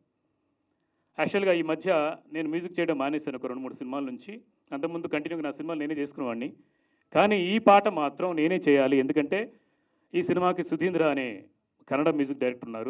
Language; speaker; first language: Telugu; native; Telugu